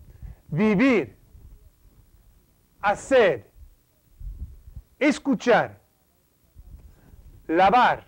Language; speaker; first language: Spanish; non-native, fluent; English